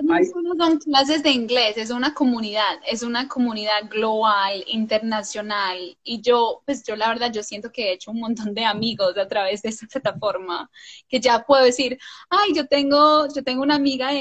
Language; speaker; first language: Spanish; non-native, fluent; English